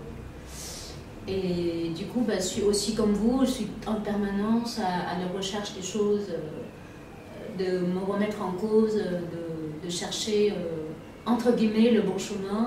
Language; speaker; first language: French; non-native, fluent; Vietnamese